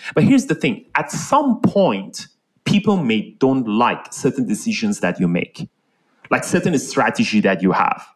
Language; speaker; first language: English; non-native, fluent; Persian